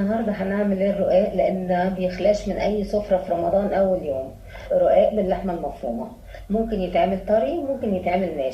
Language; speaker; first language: Arabic; native; Arabic